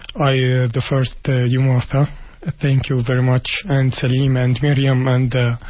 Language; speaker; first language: English; non-native, learner; Arabic